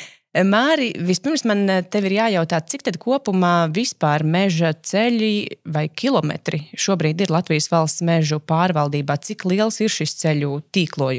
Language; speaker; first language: Latvian; native; Latvian